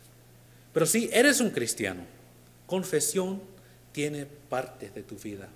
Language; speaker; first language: Spanish; non-native, learner; English